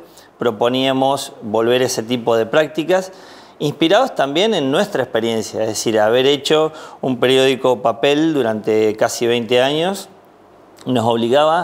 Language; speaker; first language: Spanish; native; Spanish